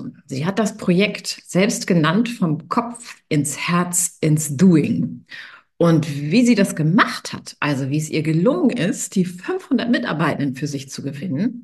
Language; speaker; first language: German; native; German